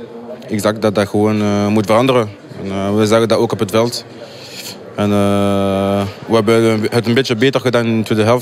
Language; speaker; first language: Dutch; non-native, local second language; French